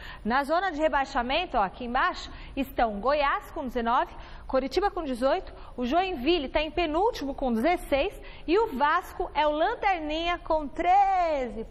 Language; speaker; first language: Portuguese; native; Portuguese